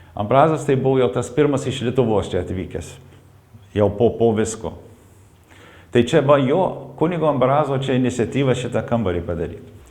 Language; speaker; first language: Lithuanian; early bilingual, heritage; Lithuanian